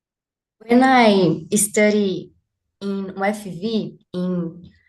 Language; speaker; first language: English; non-native, learner; Portuguese